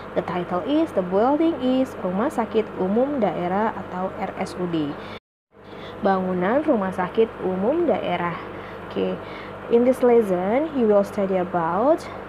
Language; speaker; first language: English; non-native, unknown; Indonesian